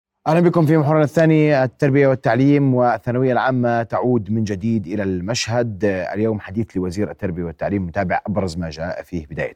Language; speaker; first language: Arabic; native; Arabic